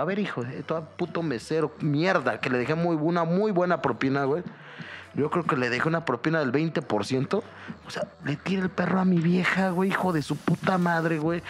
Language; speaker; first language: Spanish; native; Spanish